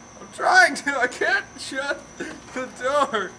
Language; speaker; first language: English; native; English